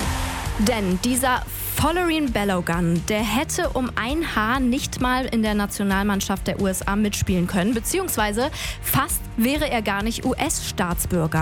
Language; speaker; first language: German; native; German